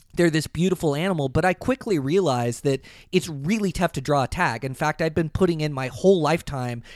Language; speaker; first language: English; native; English